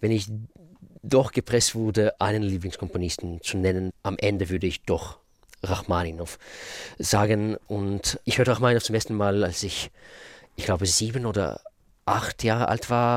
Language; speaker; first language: German; non-native, fluent; Russian